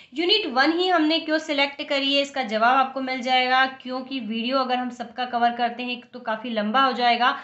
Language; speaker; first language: Hindi; native; Hindi